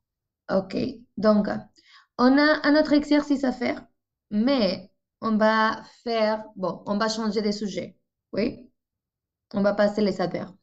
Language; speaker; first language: French; non-native, fluent; Spanish